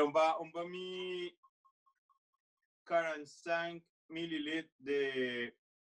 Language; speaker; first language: French; non-native, fluent; Spanish